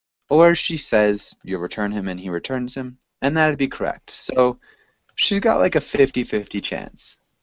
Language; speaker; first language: English; native; English